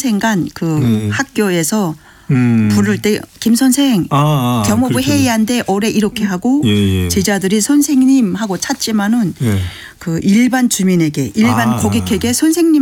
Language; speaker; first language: Korean; native; Korean